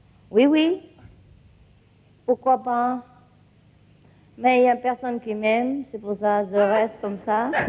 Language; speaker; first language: French; non-native, learner; Vietnamese